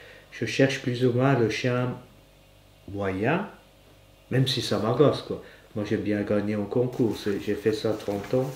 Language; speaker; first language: French; native; French